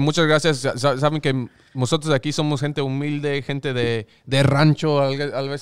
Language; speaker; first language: Spanish; early bilingual, heritage; Spanish